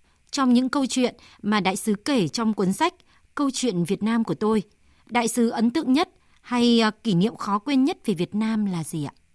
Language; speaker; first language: Vietnamese; native; Vietnamese